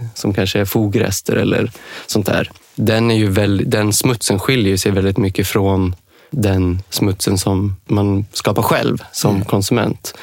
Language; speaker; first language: Swedish; native; Swedish